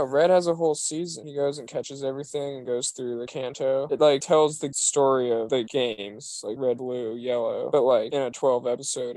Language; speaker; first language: English; native; English